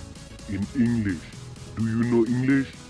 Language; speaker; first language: English; non-native, local second language; Khasi